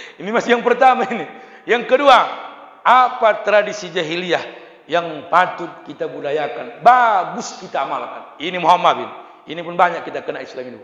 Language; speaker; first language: Malay; non-native, local second language; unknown